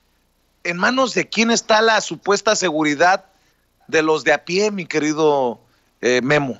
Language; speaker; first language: Spanish; native; Spanish